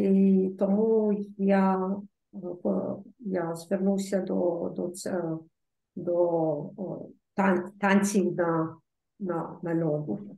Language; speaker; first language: Ukrainian; early bilingual, heritage; Ukrainian